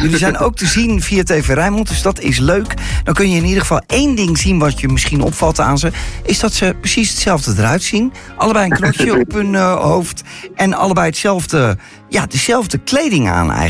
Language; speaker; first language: Dutch; native; Dutch